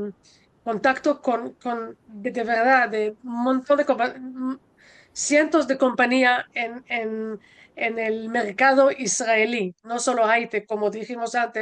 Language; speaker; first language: Spanish; non-native, fluent; Hebrew